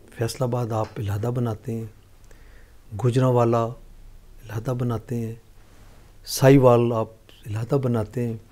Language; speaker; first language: Urdu; non-native, local second language; Punjabi